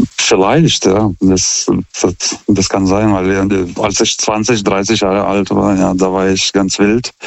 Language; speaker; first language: German; non-native, fluent; Lithuanian